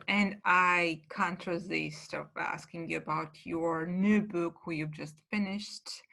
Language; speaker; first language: English; non-native, fluent; Georgian